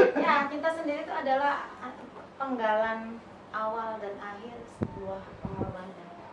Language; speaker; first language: Indonesian; non-native, local second language; Javanese